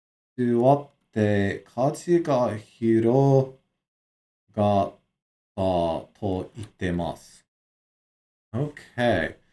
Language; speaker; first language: Japanese; non-native, learner; English